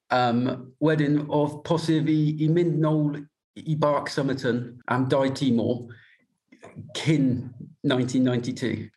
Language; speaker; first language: Welsh; non-native, local second language; English